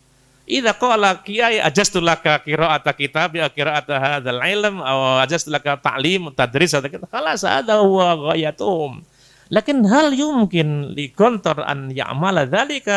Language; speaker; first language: Arabic; non-native, fluent; Indonesian